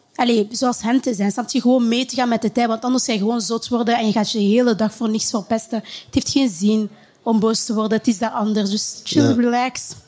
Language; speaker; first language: Dutch; early bilingual, other home language; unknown